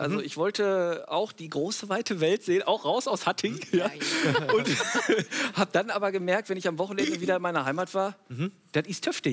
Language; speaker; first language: German; native; German